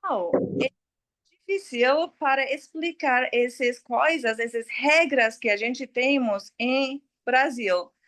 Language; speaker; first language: Portuguese; non-native, learner; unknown